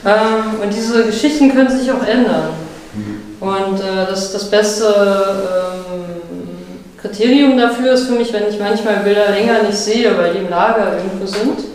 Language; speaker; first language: German; native; German